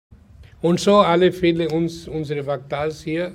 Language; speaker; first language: German; non-native, learner; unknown